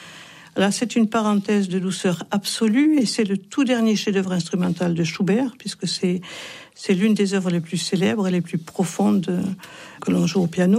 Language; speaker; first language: French; native; French